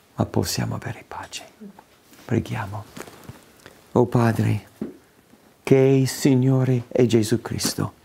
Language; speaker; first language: Italian; non-native, fluent; English